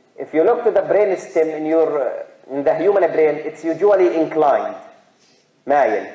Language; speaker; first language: English; non-native, fluent; Arabic